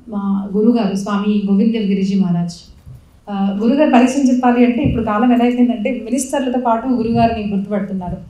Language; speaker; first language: Telugu; non-native, local second language; Marathi